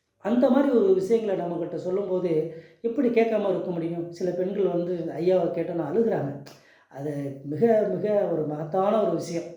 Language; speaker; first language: Tamil; native; Tamil